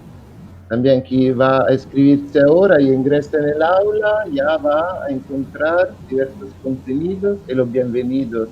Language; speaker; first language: Spanish; non-native, fluent; Italian